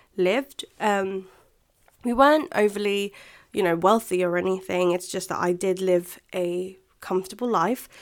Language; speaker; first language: English; non-native, local second language; Filipino